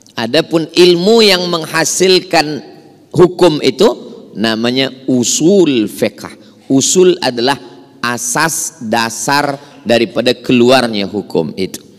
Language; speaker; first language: Malay; native; Malay